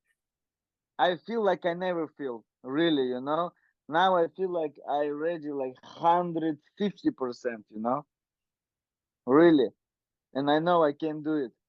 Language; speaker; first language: English; non-native, learner; Russian